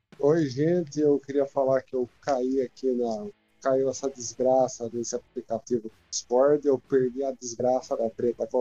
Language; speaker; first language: Portuguese; native; Portuguese